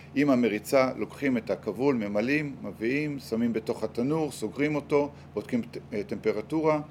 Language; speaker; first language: Hebrew; native; Hebrew